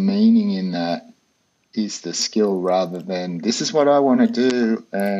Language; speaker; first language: English; native; English